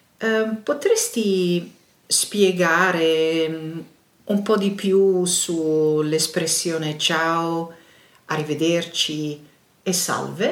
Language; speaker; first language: Italian; non-native, fluent; Dutch